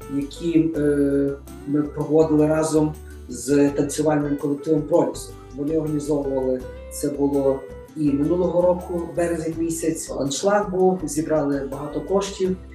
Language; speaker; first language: Ukrainian; native; Ukrainian